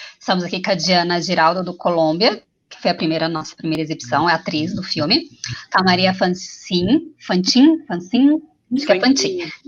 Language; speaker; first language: Portuguese; native; Portuguese